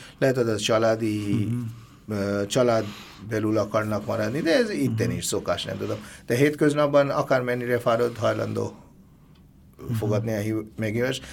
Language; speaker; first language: Hungarian; non-native, learner; Bangla